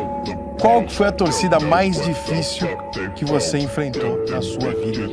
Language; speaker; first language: Portuguese; native; Portuguese